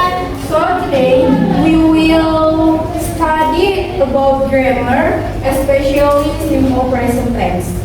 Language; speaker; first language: English; non-native, learner; Indonesian